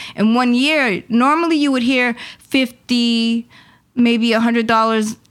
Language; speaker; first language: English; early bilingual, other home language; Spanish